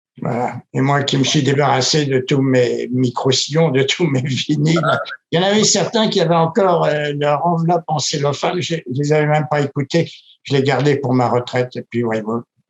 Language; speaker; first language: French; native; French